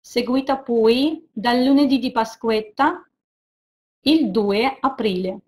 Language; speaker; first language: Italian; non-native, fluent; Russian